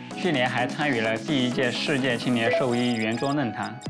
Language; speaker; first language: Chinese; native; Chinese